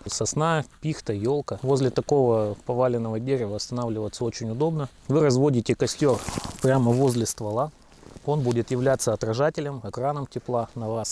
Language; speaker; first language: Russian; native; Russian